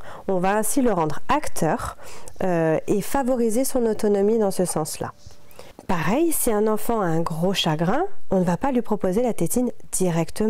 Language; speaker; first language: French; native; French